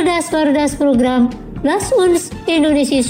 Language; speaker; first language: German; non-native, fluent; Indonesian